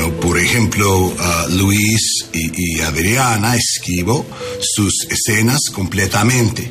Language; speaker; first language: Spanish; non-native, learner; English